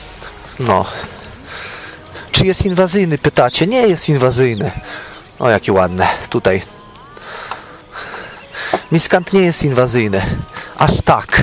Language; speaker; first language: Polish; native; Polish